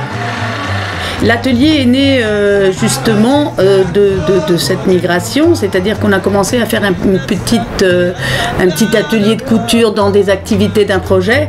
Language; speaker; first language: French; native; French